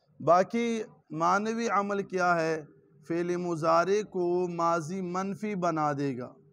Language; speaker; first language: Urdu; non-native, local second language; Pashto